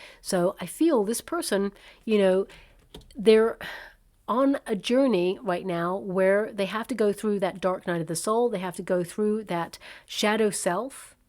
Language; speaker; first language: English; native; English